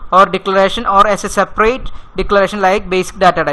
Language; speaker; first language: English; non-native, local second language; Malayalam